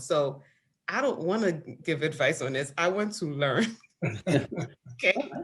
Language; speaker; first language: English; native; English